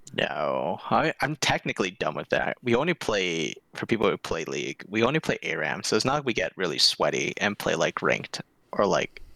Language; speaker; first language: English; early bilingual, other home language; Korean